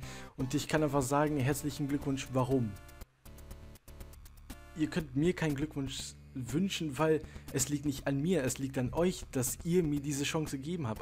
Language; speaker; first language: German; native; German